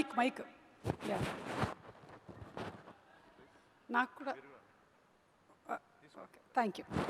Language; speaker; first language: Telugu; native; Telugu